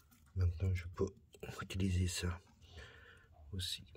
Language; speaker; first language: French; non-native, fluent; Portuguese